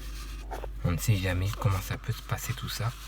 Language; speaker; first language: French; native; French